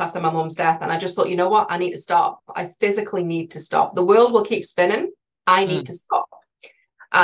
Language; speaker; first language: English; native; English